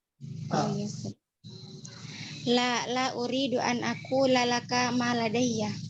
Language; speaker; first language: Arabic; non-native, learner; Indonesian